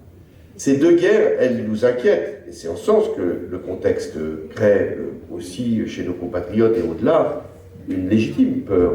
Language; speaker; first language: French; native; French